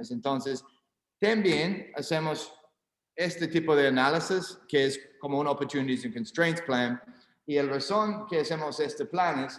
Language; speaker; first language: Spanish; non-native, learner; English